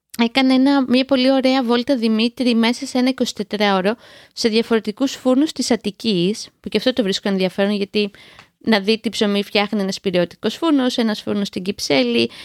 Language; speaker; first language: Greek; native; Greek